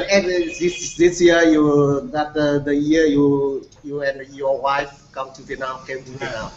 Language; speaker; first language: English; non-native, learner; Vietnamese